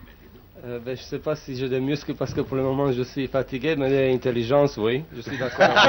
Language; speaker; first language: French; non-native, learner; Romanian